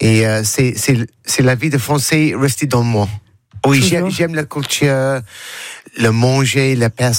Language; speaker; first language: French; non-native, learner; English